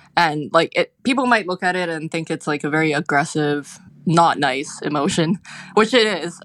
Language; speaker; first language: English; non-native, local second language; Cantonese